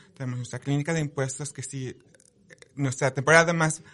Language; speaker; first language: Spanish; early bilingual, heritage; Spanish